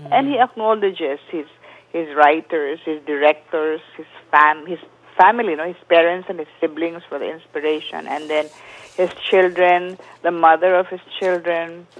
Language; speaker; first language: English; non-native, local second language; Filipino